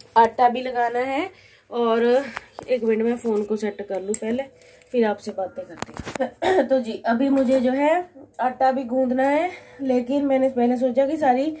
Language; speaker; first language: Hindi; native; Hindi